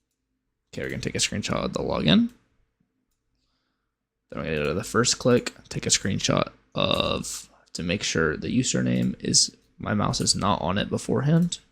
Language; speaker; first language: English; native; English